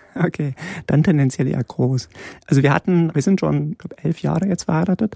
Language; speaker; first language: German; early bilingual, other home language; Polish